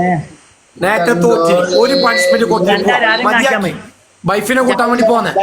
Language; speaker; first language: Malayalam; native; Malayalam